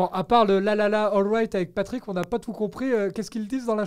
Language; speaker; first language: French; native; French